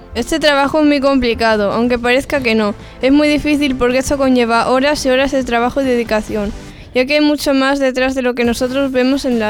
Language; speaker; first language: Spanish; native; Spanish